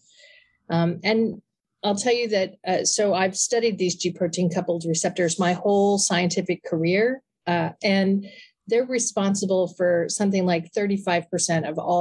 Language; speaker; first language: English; native; English